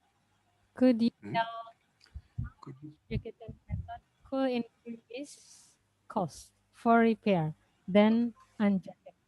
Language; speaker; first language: English; non-native, fluent; Indonesian